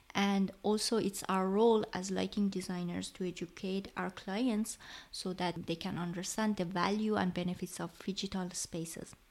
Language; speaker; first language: English; non-native, fluent; Persian